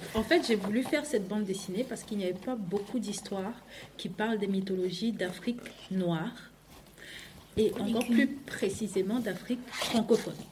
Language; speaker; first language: French; non-native, local second language; Duala